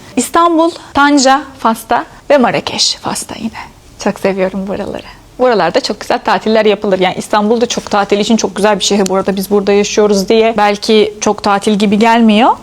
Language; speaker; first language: Turkish; non-native, fluent; Arabic